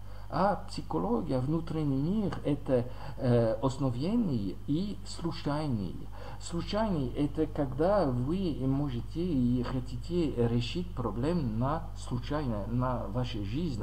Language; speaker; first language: Russian; non-native, learner; French